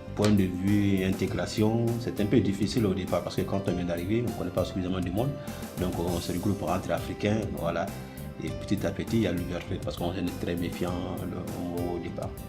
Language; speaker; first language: French; non-native, local second language; Fula